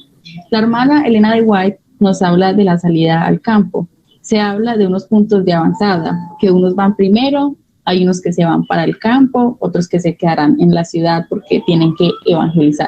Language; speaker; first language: Spanish; native; Spanish